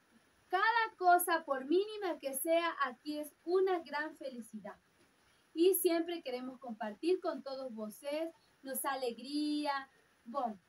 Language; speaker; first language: Spanish; non-native, fluent; Portuguese